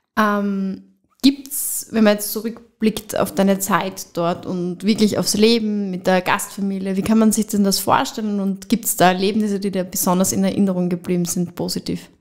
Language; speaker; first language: German; native; German